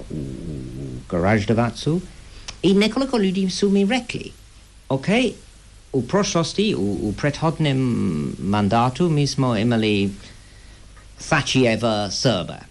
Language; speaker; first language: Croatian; non-native, fluent; English